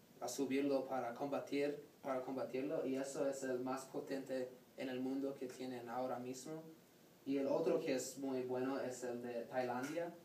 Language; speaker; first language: Spanish; non-native, learner; English